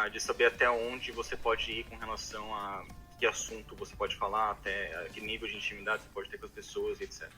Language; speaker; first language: Portuguese; native; Portuguese